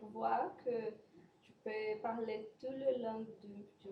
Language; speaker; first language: French; non-native, learner; Portuguese